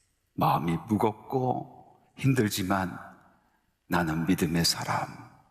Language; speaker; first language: Korean; native; Korean